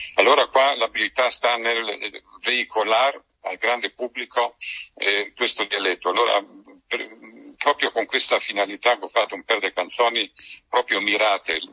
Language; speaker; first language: Italian; non-native, local second language; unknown